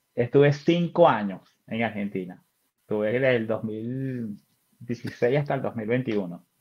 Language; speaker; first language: Spanish; native; Spanish